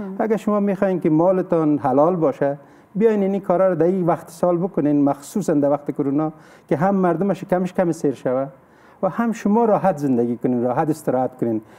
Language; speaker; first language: Persian; native; Persian